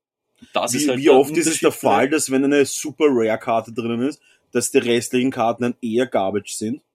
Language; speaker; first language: German; native; German